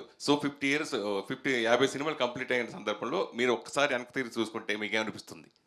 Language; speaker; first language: Telugu; native; Telugu